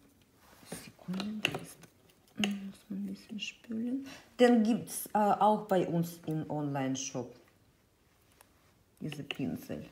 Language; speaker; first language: German; non-native, fluent; Russian